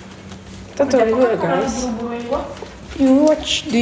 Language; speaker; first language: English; non-native, fluent; Indonesian